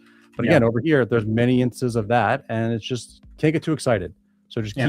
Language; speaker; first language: English; native; English